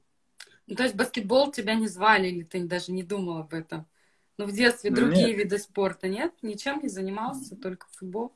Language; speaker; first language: Russian; native; Russian